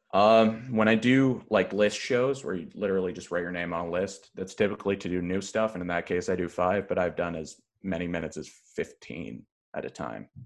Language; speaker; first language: English; native; English